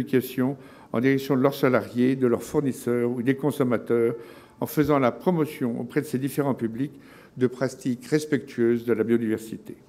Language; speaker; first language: French; native; French